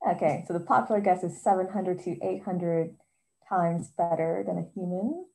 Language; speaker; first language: English; native; English